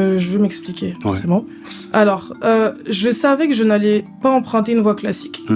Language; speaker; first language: French; early bilingual, other home language; Lingala